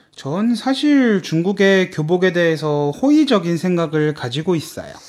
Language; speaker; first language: Korean; native; Korean